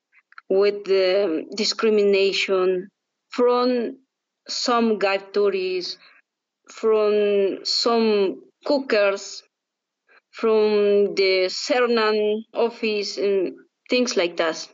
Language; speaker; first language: English; non-native, learner; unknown